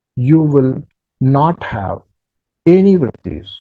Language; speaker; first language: English; non-native, local second language; Hindi